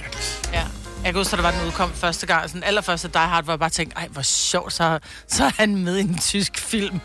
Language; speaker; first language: Danish; native; Danish